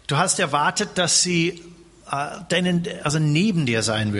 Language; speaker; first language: German; non-native, fluent; English